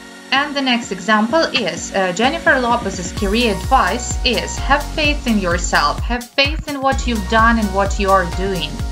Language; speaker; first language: English; non-native, fluent; Ukrainian